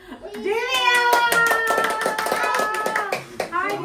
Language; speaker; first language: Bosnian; non-native, learner; Filipino